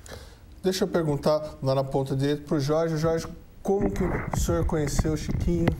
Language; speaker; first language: Portuguese; native; Portuguese